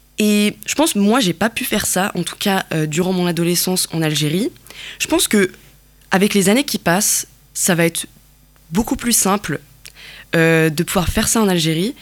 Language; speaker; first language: French; non-native, local second language; Kabyle